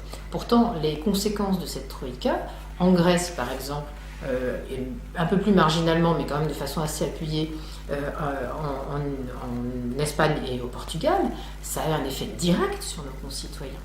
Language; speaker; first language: French; native; French